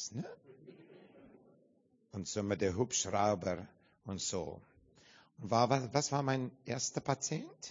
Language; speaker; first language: German; non-native, learner; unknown